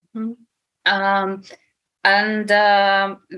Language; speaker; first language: English; non-native, fluent; Ukrainian